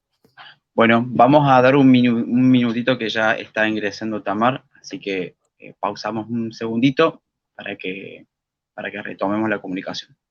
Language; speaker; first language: Spanish; native; Spanish